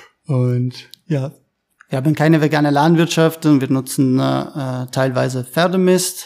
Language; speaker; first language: German; non-native, fluent; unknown